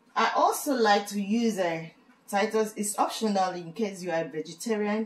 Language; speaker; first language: English; non-native, local second language; Igbo